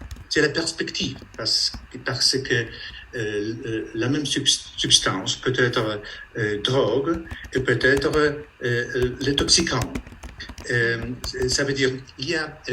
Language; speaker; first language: French; non-native, fluent; Polish